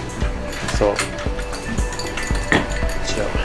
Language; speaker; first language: Japanese; non-native, fluent; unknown